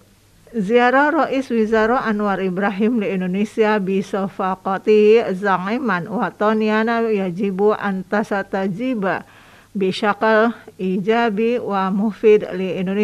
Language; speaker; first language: Arabic; non-native, fluent; Indonesian